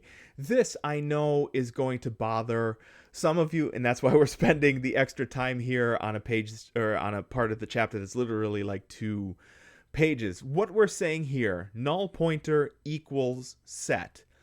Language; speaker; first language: English; native; English